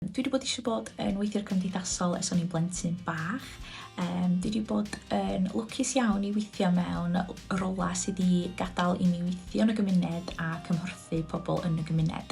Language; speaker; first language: Welsh; native; Welsh